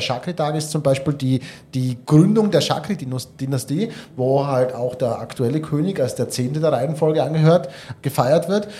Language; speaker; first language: German; native; German